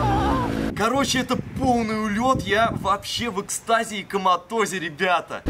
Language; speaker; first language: Russian; native; Russian